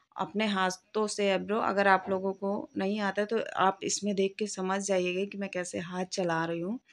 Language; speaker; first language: Hindi; native; Hindi